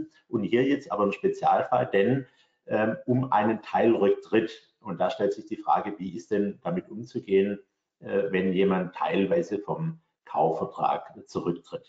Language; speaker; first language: German; native; German